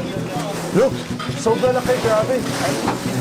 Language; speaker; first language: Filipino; non-native, learner; Arabic